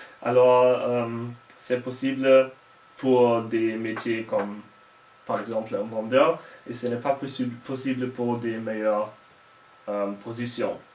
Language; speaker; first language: French; non-native, learner; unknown